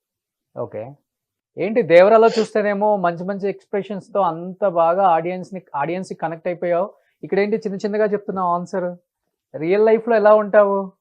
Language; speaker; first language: Telugu; native; Telugu